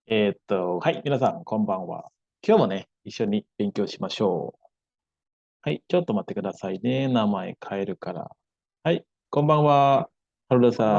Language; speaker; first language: Japanese; non-native, fluent; Indonesian